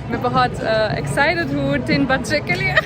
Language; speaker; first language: Hindi; non-native, learner; German